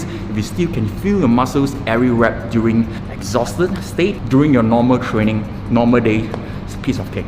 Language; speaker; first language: English; non-native, local second language; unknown